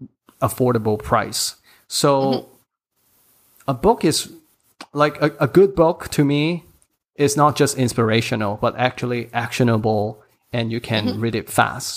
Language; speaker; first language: English; non-native, local second language; Cantonese